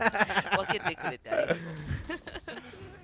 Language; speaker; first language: Japanese; native; Japanese